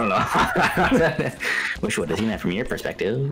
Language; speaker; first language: English; native; English